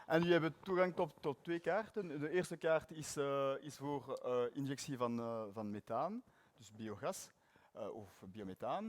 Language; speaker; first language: Dutch; non-native, learner; French